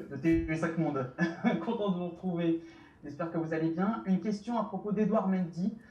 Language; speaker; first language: French; native; French